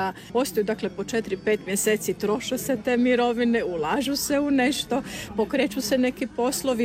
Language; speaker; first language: Serbian; native; Serbian